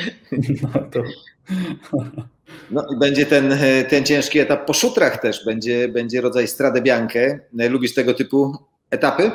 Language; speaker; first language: Polish; native; Polish